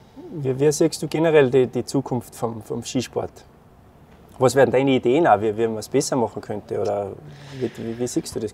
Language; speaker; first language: German; native; German